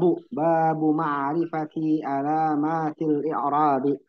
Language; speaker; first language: Arabic; non-native, fluent; Indonesian